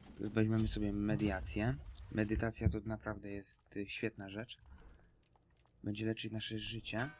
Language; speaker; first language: Polish; native; Polish